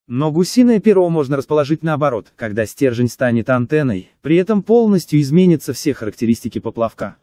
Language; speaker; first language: Russian; native; Russian